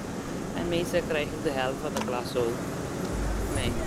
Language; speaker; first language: Dutch; non-native, local second language; Papiamento